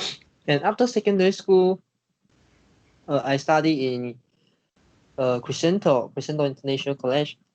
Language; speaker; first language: English; non-native, learner; Chinese